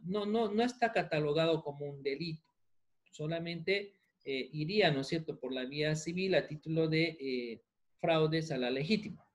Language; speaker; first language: Spanish; native; Spanish